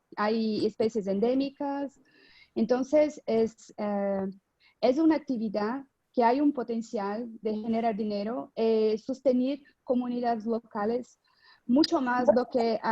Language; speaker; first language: Spanish; non-native, fluent; Portuguese